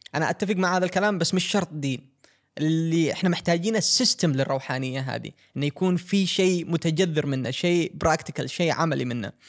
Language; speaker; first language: Arabic; native; Arabic